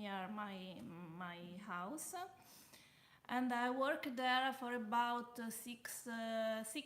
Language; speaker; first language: English; non-native, learner; Italian